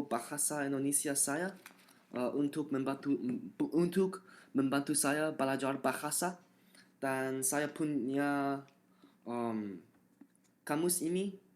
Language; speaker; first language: Indonesian; non-native, learner; English